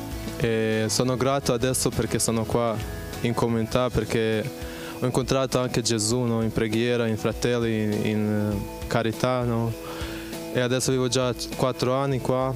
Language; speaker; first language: Italian; non-native, fluent; Bosnian